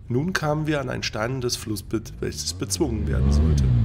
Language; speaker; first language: German; native; German